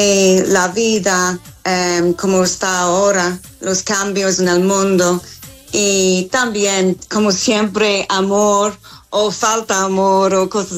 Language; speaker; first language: Spanish; non-native, fluent; English